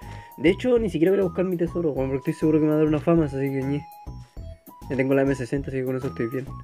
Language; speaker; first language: Spanish; native; Spanish